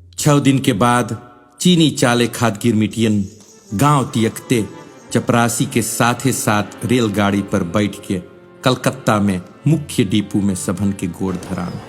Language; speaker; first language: Bhojpuri; early bilingual, heritage; Bhojpuri